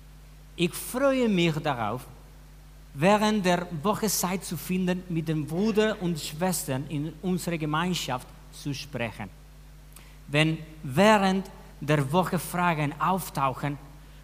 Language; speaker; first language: German; non-native, fluent; Spanish